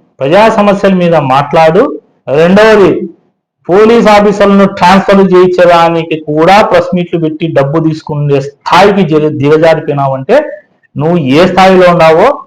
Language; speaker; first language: Telugu; native; Telugu